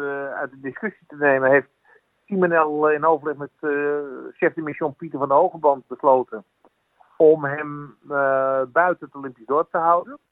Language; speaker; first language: Dutch; native; Dutch